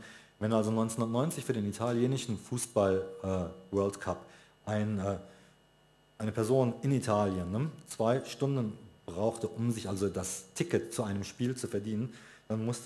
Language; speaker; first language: German; native; German